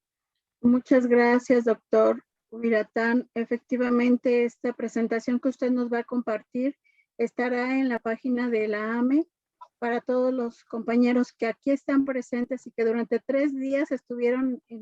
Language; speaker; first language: Spanish; native; Spanish